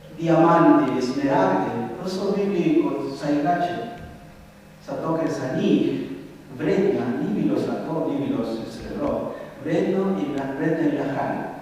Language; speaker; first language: Slovenian; non-native, fluent; Spanish